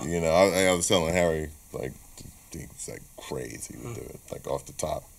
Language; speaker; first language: English; native; English